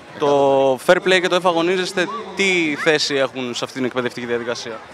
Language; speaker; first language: Greek; native; Greek